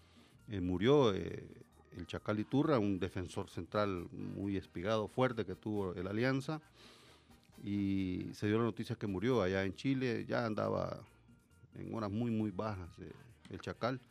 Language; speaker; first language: Spanish; native; Spanish